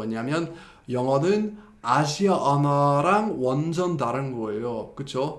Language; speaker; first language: Korean; non-native, fluent; English